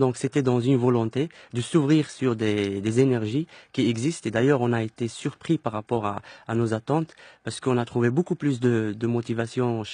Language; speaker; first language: French; non-native, local second language; Arabic